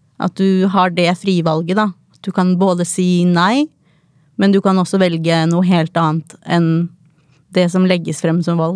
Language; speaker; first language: Norwegian; native; Norwegian